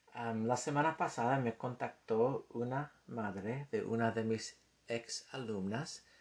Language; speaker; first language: Spanish; non-native, fluent; English